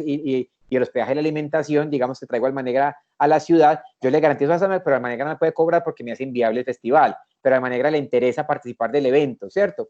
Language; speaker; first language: Spanish; native; Spanish